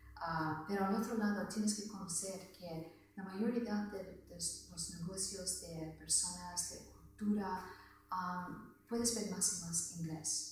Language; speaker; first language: Spanish; non-native, fluent; English